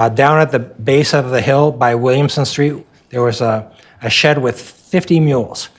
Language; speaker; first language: English; native; English